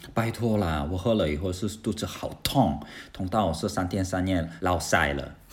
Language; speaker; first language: Chinese; non-native, fluent; Korean